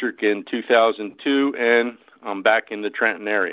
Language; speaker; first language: English; native; English